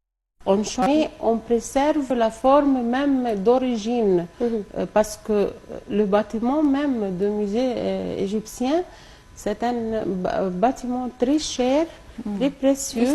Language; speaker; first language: French; non-native, local second language; Arabic